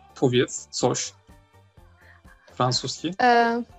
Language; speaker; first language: Polish; non-native, learner; Turkish